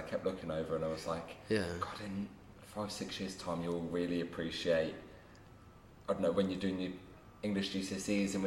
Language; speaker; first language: English; native; English